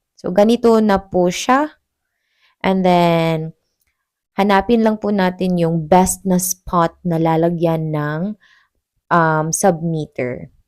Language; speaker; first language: Filipino; non-native, local second language; Cebuano